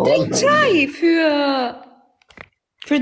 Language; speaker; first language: German; non-native, learner; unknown